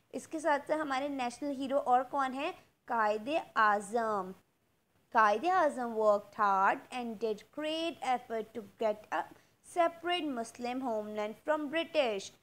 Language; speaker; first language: Urdu; native; Urdu